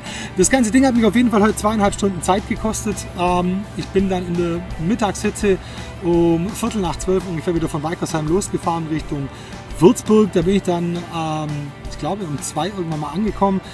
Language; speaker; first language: German; native; German